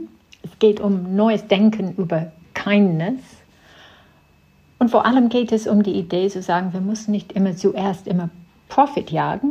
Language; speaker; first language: German; non-native, fluent; English